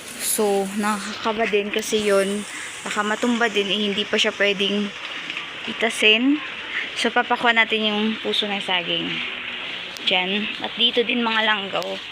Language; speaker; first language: Filipino; non-native, local second language; Waray